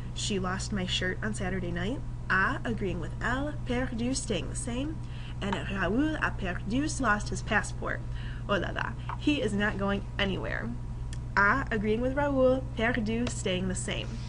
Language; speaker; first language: English; native; English